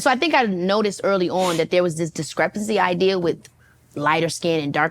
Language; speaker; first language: English; native; English